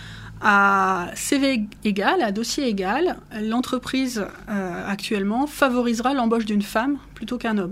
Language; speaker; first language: French; native; French